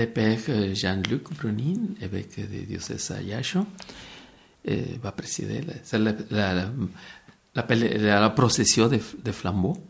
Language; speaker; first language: French; non-native, fluent; Spanish